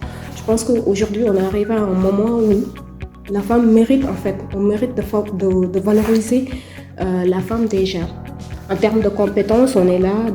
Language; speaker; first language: French; non-native, local second language; Wolof